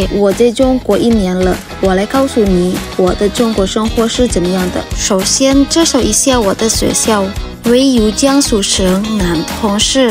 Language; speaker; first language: Chinese; non-native, learner; Indonesian